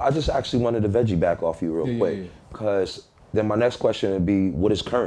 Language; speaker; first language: English; native; English